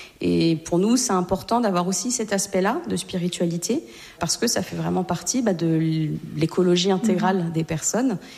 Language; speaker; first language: French; native; French